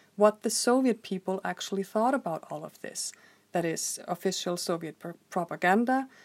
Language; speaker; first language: English; non-native, fluent; Icelandic